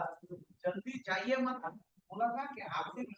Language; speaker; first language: Hindi; non-native, local second language; Bangla